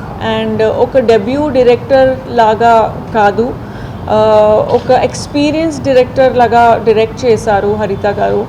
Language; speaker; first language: Telugu; non-native, fluent; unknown